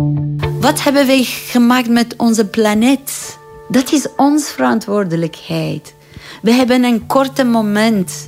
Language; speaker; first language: Dutch; non-native, learner; Persian